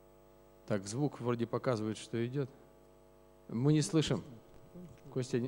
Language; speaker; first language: Russian; native; Russian